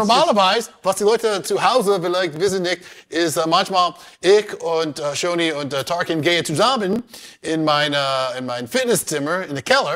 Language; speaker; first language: German; non-native, learner; English